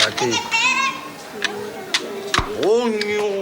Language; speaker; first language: Spanish; native; Spanish